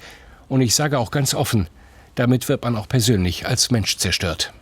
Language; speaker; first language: German; native; German